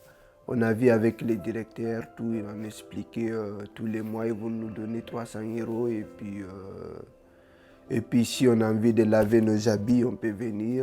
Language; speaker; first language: French; non-native, learner; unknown